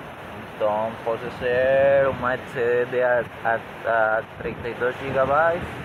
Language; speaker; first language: Portuguese; non-native, learner; Spanish